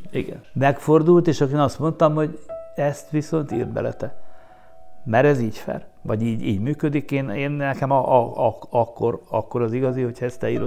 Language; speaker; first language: Hungarian; native; Hungarian